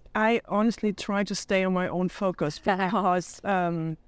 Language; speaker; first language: English; non-native, fluent; German